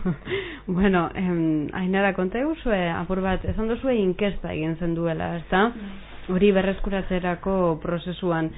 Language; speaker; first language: Basque; native; Basque